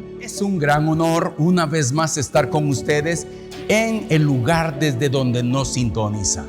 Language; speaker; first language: Spanish; native; Spanish